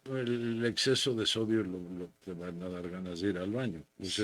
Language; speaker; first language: Spanish; native; Spanish